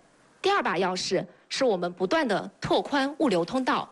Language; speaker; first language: Chinese; native; Chinese